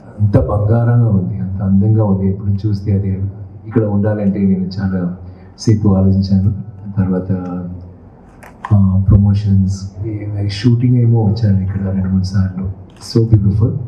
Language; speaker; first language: Telugu; non-native, learner; Tamil